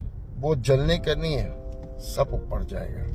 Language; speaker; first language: Hindi; non-native, fluent; Arabic